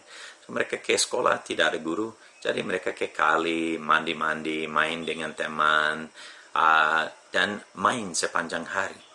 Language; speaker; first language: Indonesian; non-native, fluent; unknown